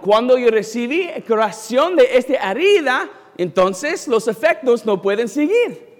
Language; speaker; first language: Spanish; non-native, learner; English